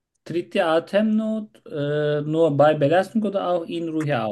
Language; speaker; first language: German; non-native, learner; Turkish